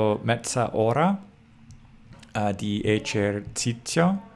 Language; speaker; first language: Italian; non-native, learner; English